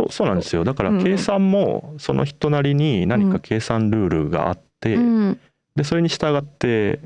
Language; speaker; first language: Japanese; native; Japanese